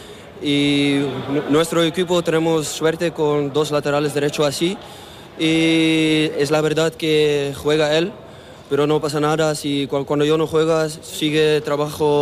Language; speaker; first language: Spanish; non-native, learner; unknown